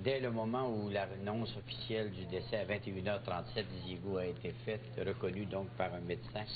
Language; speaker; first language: French; native; French